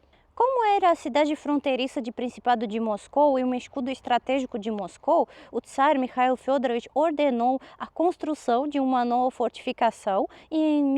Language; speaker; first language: Portuguese; non-native, fluent; Russian